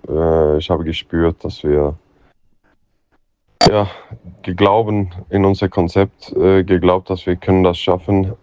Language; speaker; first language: German; non-native, learner; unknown